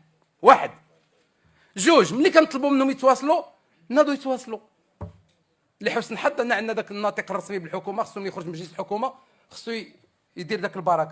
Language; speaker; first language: Arabic; native; Arabic